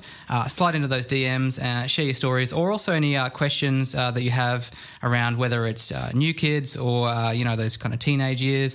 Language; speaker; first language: English; native; English